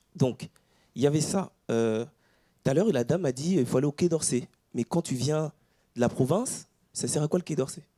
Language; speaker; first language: French; early bilingual, other home language; Ewe